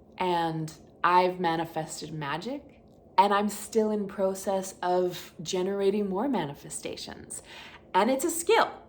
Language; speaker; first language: English; native; English